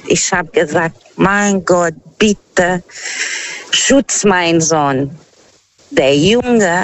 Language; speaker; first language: German; non-native, fluent; Portuguese